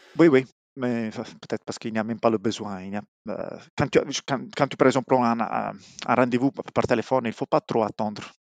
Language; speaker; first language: French; non-native, fluent; Italian